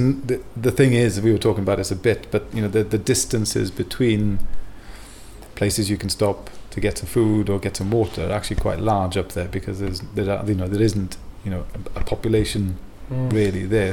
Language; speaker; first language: English; native; English